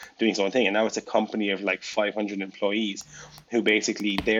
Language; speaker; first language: English; native; English